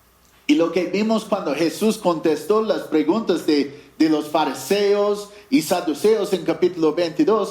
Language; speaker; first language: Spanish; non-native, fluent; English